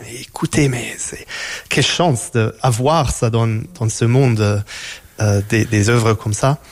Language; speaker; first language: French; non-native, fluent; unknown